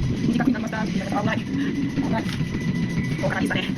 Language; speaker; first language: Japanese; non-native, learner; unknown